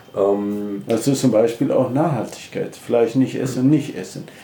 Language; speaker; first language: German; non-native, fluent; Amharic